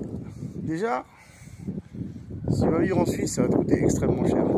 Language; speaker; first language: French; native; French